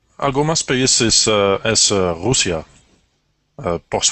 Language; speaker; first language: Spanish; non-native, learner; English